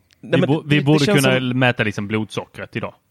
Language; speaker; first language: Swedish; native; Swedish